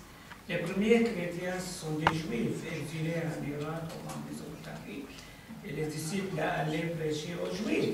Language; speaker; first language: French; non-native, fluent; Arabic